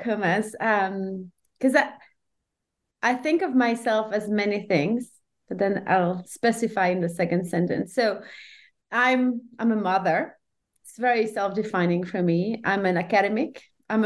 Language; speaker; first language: English; non-native, fluent; French